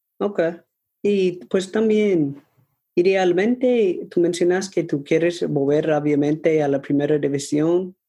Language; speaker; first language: Spanish; non-native, learner; English